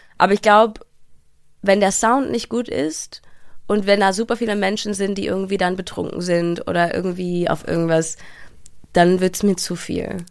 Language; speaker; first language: German; early bilingual, heritage; English